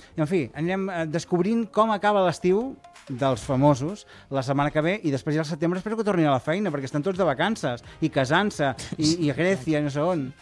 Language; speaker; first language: Catalan; native; Catalan